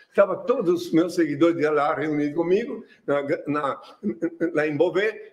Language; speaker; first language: Portuguese; non-native, fluent; French